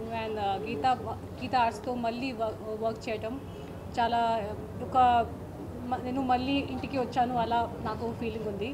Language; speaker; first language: Telugu; non-native, learner; Hindi